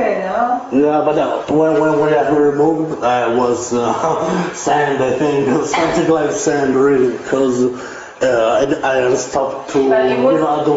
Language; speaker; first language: English; non-native, learner; Italian